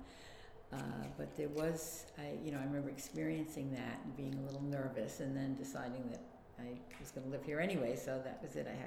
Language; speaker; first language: English; native; English